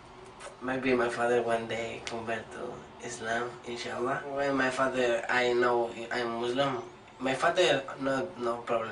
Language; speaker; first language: English; non-native, learner; Spanish